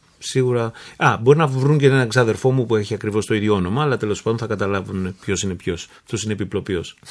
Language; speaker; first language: Greek; early bilingual, heritage; Greek